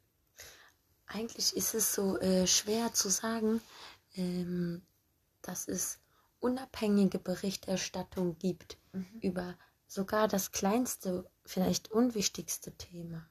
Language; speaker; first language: German; early bilingual, other home language; Turkish